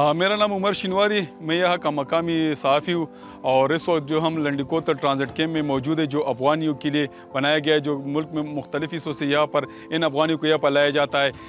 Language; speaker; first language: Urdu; non-native, local second language; Pashto